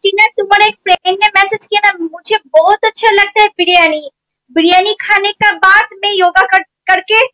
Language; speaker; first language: Hindi; non-native, local second language; Bangla